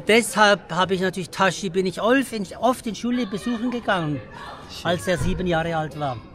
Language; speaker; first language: German; early bilingual, other home language; Tibetan